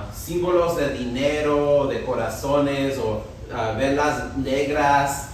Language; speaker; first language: Spanish; early bilingual, heritage; Spanish